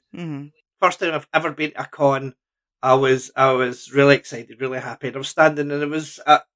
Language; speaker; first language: English; native; English